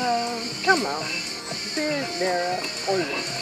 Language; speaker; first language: Turkish; non-native, learner; English